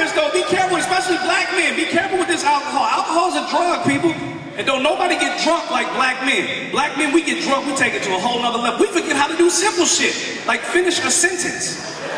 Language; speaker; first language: English; native; English